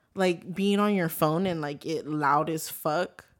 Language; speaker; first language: English; native; English